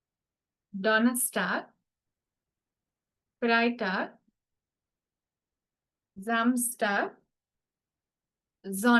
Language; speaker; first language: German; non-native, fluent; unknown